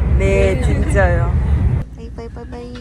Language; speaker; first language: Korean; non-native, learner; Malayalam